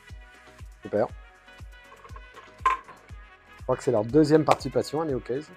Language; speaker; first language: French; native; French